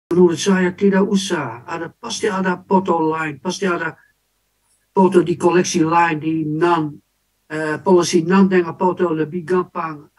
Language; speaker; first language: Indonesian; non-native, fluent; Dutch